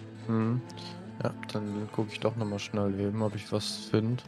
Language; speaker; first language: German; native; German